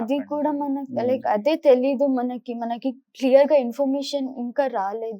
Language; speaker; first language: Telugu; non-native, local second language; Kannada